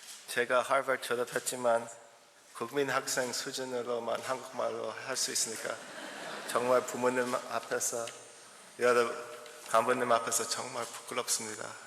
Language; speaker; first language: Korean; early bilingual, heritage; English